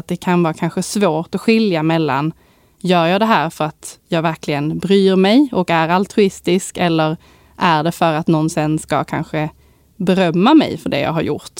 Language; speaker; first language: Swedish; native; Swedish